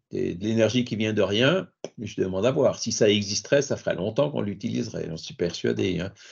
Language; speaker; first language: French; native; French